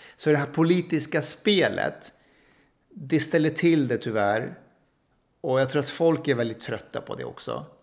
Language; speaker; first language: Swedish; early bilingual, other home language; Persian